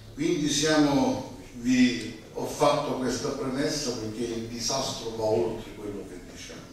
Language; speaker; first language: Italian; native; Italian